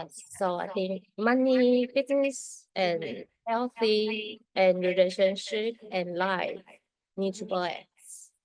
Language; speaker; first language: English; non-native, learner; Chinese